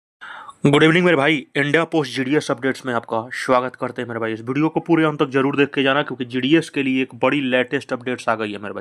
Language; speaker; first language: Hindi; native; Hindi